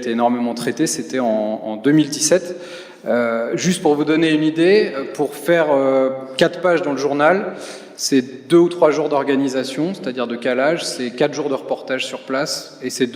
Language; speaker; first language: French; native; French